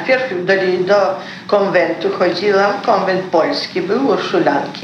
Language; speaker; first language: Polish; early bilingual, heritage; Polish